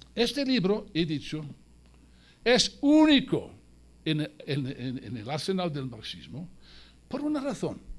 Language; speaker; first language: Spanish; non-native, fluent; English